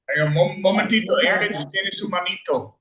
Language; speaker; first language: Spanish; non-native, learner; English